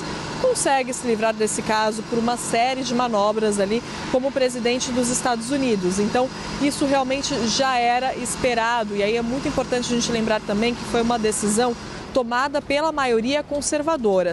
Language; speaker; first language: Portuguese; native; Portuguese